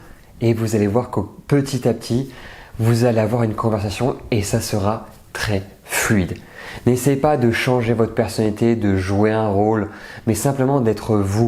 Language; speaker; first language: French; native; French